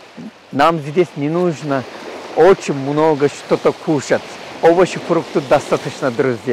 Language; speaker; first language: Russian; non-native, learner; Turkish